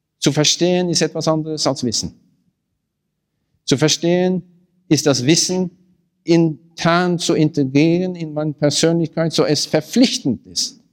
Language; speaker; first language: German; non-native, learner; Norwegian